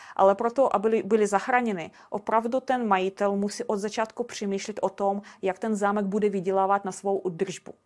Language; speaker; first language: Czech; non-native, fluent; Russian